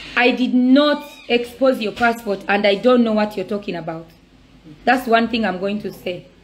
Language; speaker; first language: English; non-native, local second language; Swahili